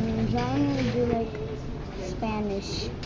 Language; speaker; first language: English; non-native, local second language; Filipino